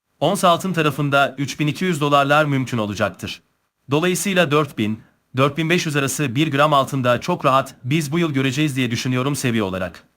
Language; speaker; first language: Turkish; native; Turkish